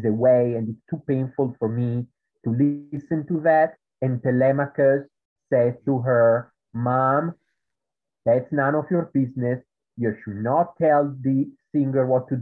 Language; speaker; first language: English; non-native, fluent; Italian